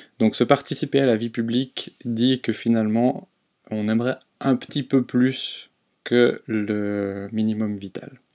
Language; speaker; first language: French; native; French